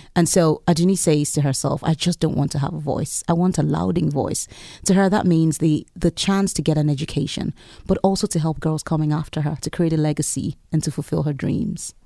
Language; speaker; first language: English; non-native, local second language; Yoruba